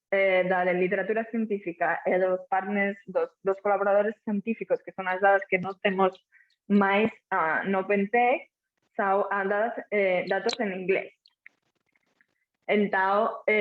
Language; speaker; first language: Portuguese; non-native, fluent; Catalan